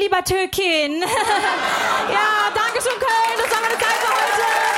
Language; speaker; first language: German; early bilingual, other home language; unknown